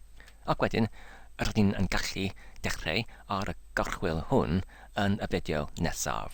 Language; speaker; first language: Welsh; non-native, learner; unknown